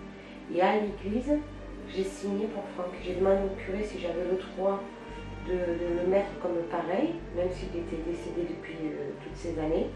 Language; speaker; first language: French; native; French